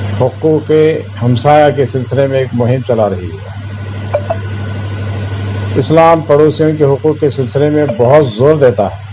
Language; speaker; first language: Urdu; native; Urdu